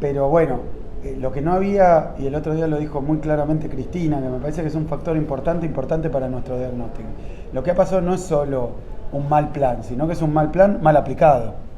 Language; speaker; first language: Spanish; native; Spanish